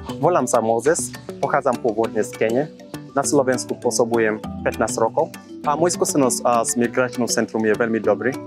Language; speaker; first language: Slovak; non-native, learner; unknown